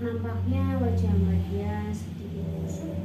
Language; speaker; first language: Indonesian; native; Indonesian